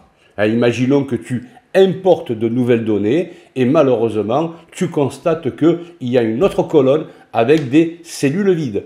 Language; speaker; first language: French; native; French